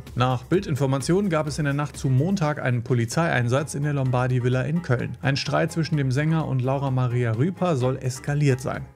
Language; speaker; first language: German; native; German